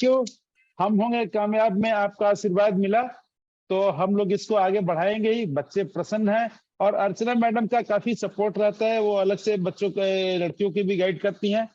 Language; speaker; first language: Hindi; native; Hindi